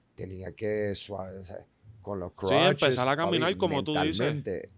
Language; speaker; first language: Spanish; non-native, fluent; Dutch